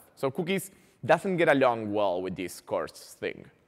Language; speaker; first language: English; non-native, fluent; Spanish